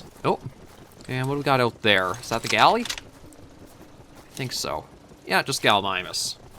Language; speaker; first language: English; native; English